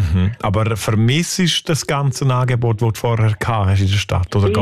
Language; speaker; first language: German; native; German